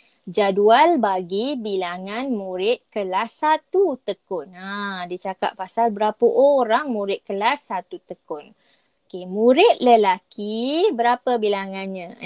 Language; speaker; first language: Malay; native; Malay